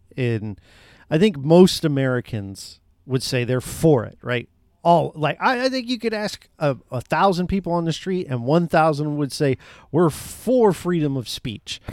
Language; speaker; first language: English; native; English